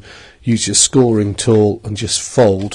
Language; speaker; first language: English; native; English